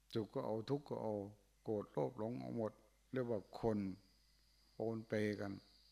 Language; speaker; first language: Thai; non-native, local second language; Northeastern Thai